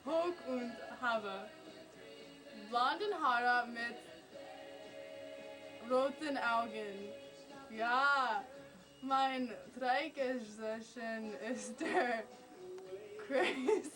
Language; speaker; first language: German; non-native, learner; English